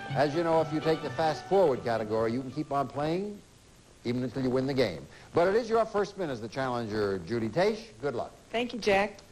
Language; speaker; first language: English; native; English